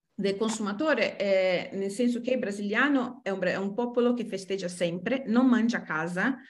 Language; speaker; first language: Italian; non-native, fluent; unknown